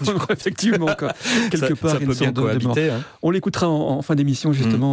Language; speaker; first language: French; native; French